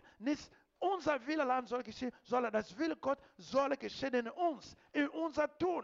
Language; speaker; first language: German; non-native, fluent; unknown